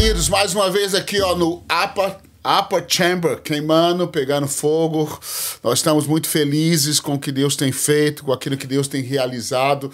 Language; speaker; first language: Portuguese; native; Portuguese